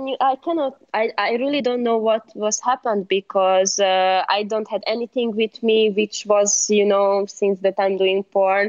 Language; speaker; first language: English; non-native, learner; Hungarian